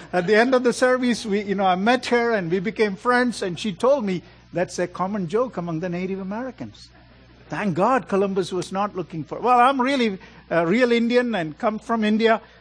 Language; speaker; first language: English; non-native, local second language; Malayalam